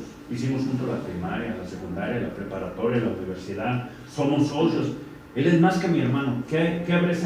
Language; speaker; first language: Spanish; native; Spanish